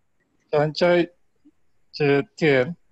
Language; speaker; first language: Chinese; non-native, learner; Indonesian